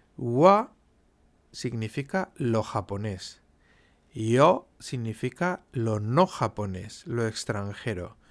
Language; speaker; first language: Spanish; native; Spanish